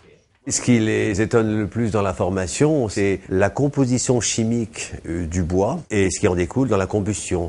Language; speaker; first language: French; native; French